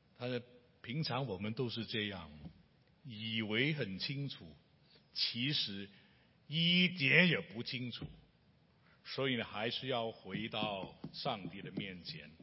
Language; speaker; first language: Chinese; non-native, local second language; Cantonese